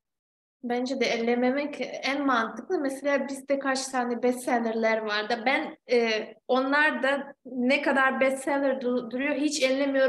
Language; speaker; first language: Turkish; non-native, fluent; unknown